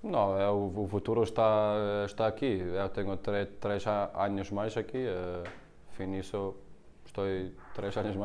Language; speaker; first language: Portuguese; non-native, learner; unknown